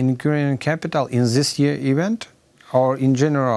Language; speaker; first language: English; non-native, learner; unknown